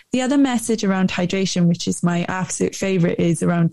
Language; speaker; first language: English; native; English